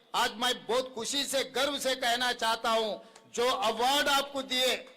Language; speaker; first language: Hindi; non-native, local second language; Telugu